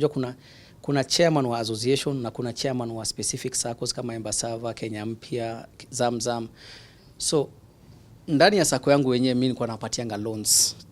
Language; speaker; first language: Swahili; non-native, local second language; Somali